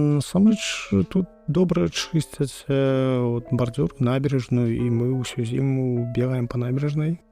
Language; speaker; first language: Belarusian; non-native, local second language; Russian